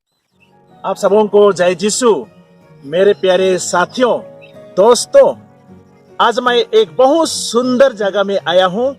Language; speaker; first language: Hindi; non-native, local second language; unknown